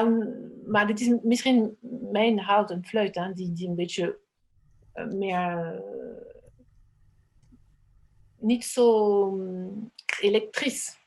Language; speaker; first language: Dutch; non-native, fluent; French